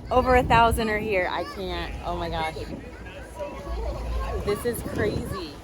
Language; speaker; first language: English; native; English